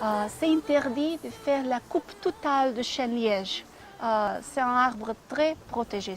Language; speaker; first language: French; non-native, fluent; Portuguese